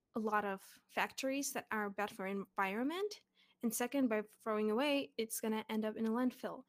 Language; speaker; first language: English; early bilingual, other home language; Russian